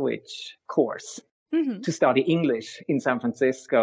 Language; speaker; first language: English; non-native, fluent; Swiss German